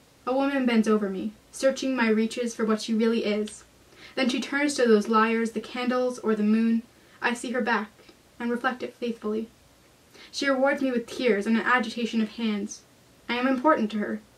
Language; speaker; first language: English; native; English